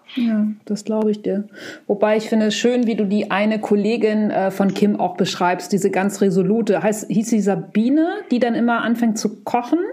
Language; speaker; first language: German; native; German